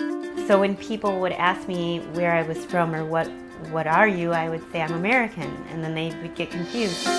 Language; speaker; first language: English; early bilingual, other home language; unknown